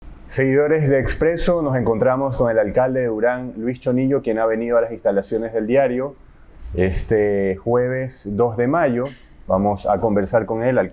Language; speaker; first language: Spanish; native; Spanish